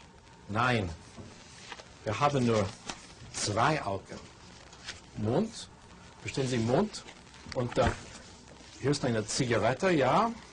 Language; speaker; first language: German; non-native, fluent; English